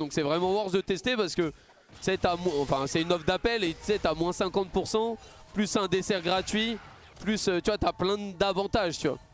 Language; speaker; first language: French; native; French